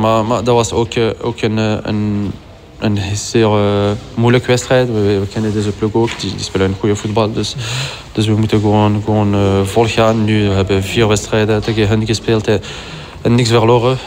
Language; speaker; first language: Dutch; non-native, local second language; French